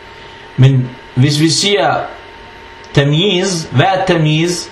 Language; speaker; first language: Danish; non-native, fluent; Arabic